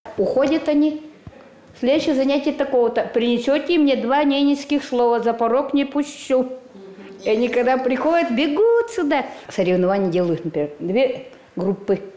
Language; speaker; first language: Russian; non-native, local second language; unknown